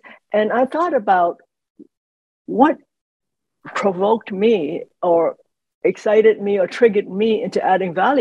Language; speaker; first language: English; non-native, local second language; Cantonese